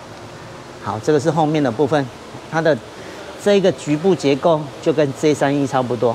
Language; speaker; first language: Chinese; native; Chinese